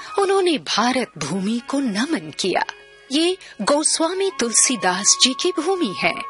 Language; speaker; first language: Hindi; native; Hindi